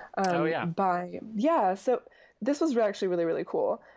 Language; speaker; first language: English; native; English